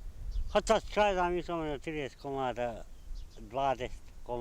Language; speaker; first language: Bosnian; non-native, local second language; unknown